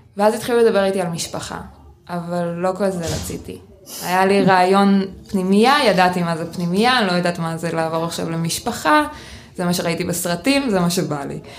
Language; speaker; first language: Hebrew; early bilingual, other home language; Russian